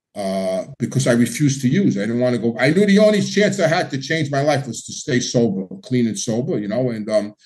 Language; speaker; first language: English; native; English